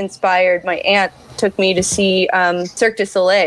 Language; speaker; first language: English; native; English